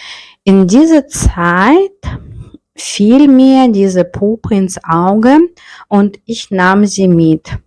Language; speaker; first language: German; non-native, fluent; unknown